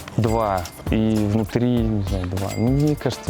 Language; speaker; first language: Russian; native; Russian